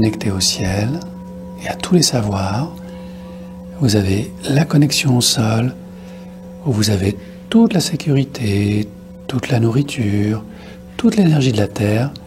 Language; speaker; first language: French; native; French